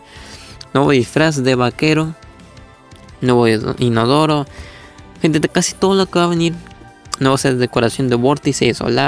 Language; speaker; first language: Spanish; native; Spanish